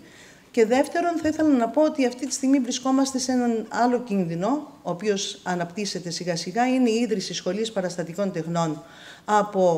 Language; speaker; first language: Greek; native; Greek